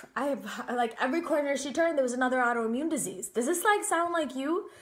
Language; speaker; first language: English; native; English